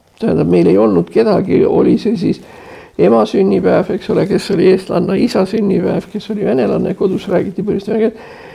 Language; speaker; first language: Estonian; native; Estonian